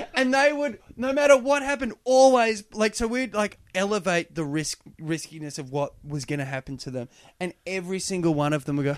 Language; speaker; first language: English; native; English